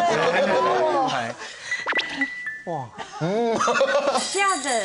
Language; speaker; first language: Chinese; native; Chinese